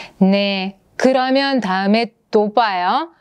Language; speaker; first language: Korean; non-native, fluent; Russian